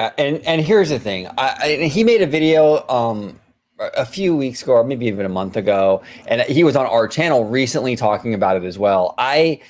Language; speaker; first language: English; native; English